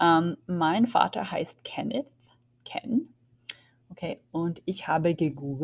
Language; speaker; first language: German; non-native, fluent; English